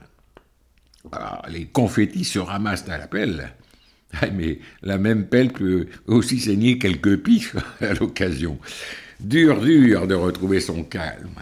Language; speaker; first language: French; native; French